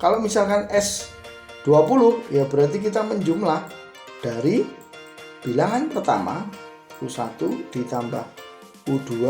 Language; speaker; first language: Indonesian; native; Indonesian